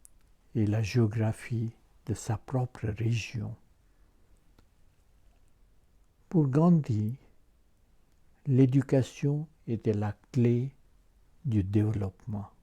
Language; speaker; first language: French; non-native, fluent; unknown